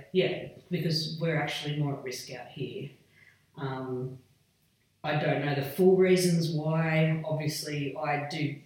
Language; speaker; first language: English; native; English